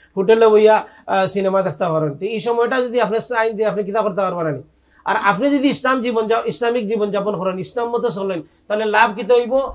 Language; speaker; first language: Bangla; native; Bangla